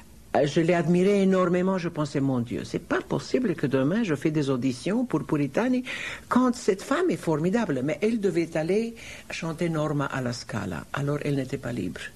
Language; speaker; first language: French; non-native, fluent; Romanian